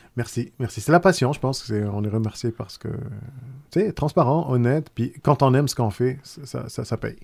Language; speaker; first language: French; non-native, local second language; Arabic